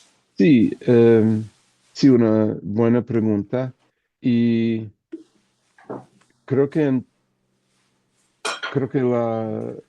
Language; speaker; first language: Spanish; non-native, fluent; English